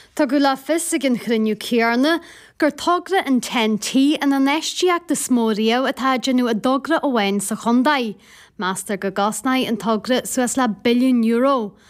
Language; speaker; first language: Irish; native; Irish